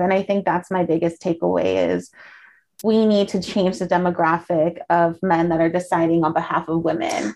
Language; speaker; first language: English; early bilingual, other home language; Spanish